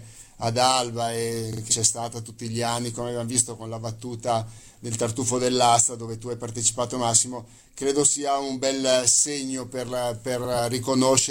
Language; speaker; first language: Italian; native; Italian